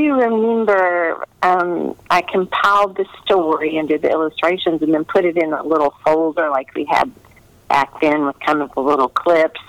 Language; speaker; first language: English; native; English